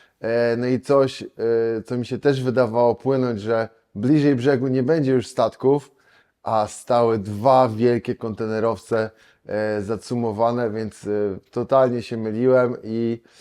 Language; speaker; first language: Polish; native; Polish